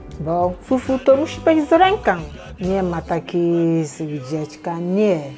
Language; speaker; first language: Polish; non-native, learner; Igbo